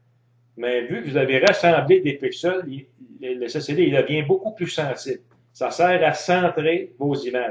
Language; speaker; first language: French; native; French